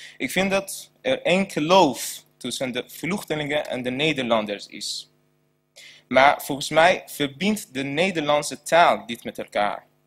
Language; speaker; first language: Dutch; non-native, learner; Persian